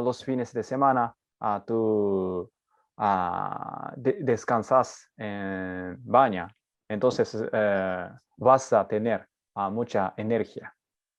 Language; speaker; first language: Spanish; non-native, learner; Japanese